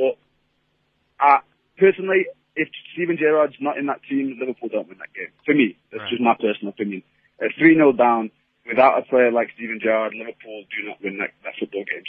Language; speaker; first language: English; native; English